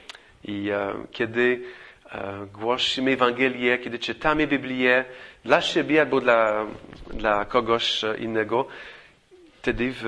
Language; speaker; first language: Polish; non-native, fluent; English